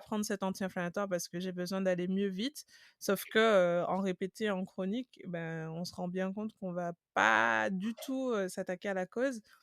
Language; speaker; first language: French; native; French